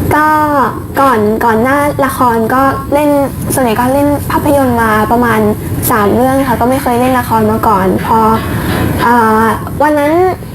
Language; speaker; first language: Thai; early bilingual, other home language; German